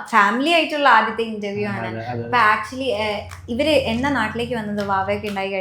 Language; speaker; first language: Malayalam; native; Malayalam